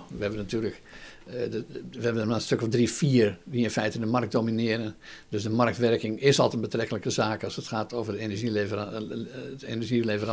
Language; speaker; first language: Dutch; native; Dutch